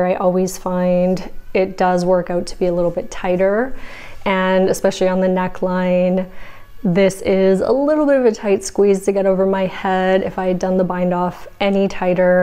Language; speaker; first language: English; native; English